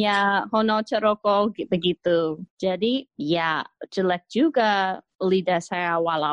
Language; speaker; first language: Indonesian; non-native, fluent; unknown